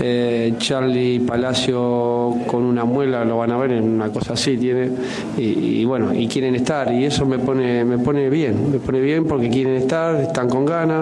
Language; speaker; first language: Spanish; native; Spanish